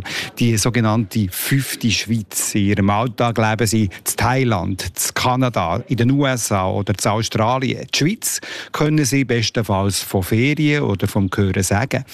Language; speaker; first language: German; native; German